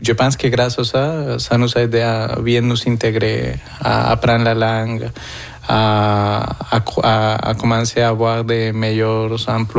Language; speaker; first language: French; non-native, fluent; Spanish